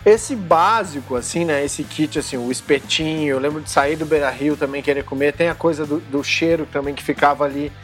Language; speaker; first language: Portuguese; native; Portuguese